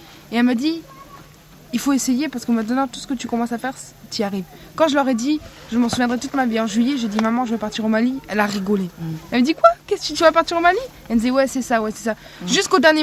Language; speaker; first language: French; native; French